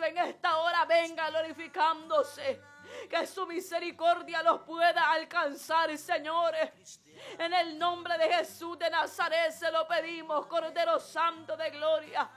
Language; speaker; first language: Spanish; native; Spanish